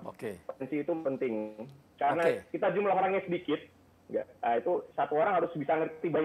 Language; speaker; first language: Indonesian; native; Indonesian